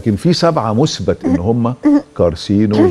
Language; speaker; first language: Arabic; native; Arabic